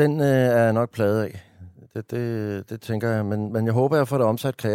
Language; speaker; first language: Danish; native; Danish